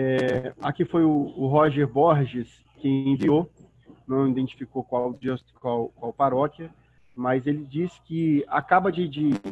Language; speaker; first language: Portuguese; native; Portuguese